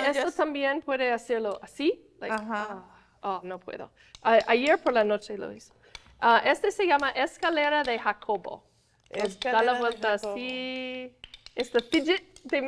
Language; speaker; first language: Spanish; non-native, fluent; English